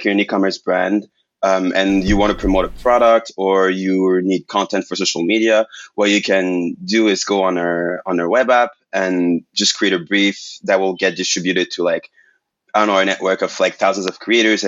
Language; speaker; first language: English; non-native, fluent; French